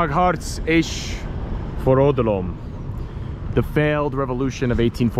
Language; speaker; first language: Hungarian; non-native, learner; English